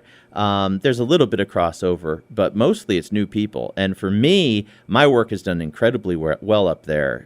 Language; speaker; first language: English; native; English